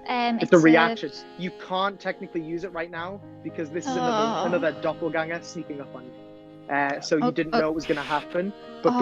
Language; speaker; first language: English; native; English